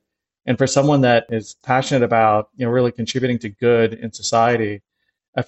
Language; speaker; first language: English; native; English